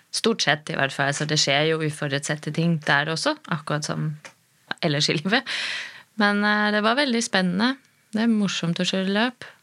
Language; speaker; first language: Norwegian; non-native, fluent; German